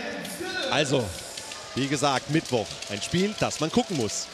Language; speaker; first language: German; native; German